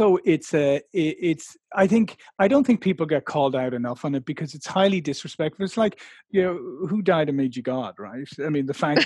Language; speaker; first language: English; native; English